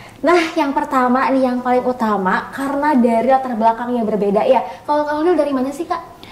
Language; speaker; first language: Indonesian; native; Indonesian